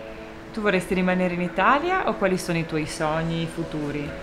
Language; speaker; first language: Italian; native; Italian